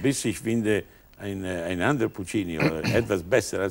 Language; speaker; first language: German; non-native, learner; Italian